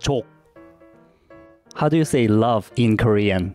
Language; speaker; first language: English; non-native, fluent; Korean